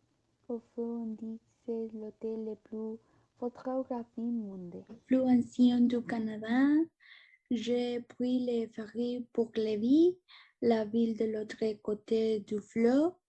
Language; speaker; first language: French; non-native, learner; Spanish